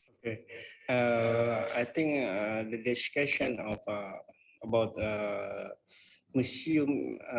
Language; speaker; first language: English; non-native, fluent; Indonesian